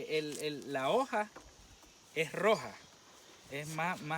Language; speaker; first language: Spanish; native; Spanish